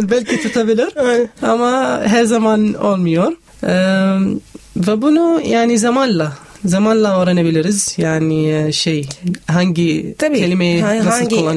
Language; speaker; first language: Turkish; non-native, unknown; Arabic